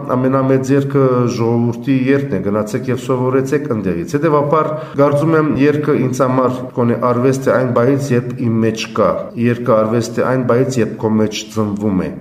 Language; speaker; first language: Armenian; early bilingual, heritage; Armenian